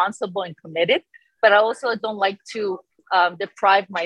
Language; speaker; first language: English; non-native, fluent; Spanish